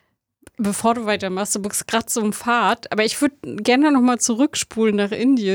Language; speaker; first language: German; native; German